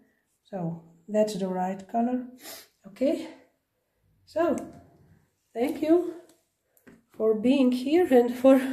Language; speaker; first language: English; non-native, learner; Slovenian